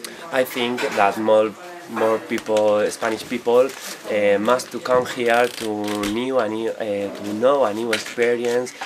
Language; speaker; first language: English; non-native, learner; Spanish